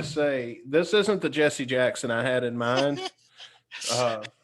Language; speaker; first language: English; native; English